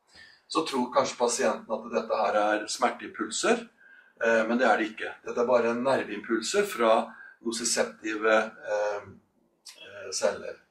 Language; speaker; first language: Norwegian; native; Norwegian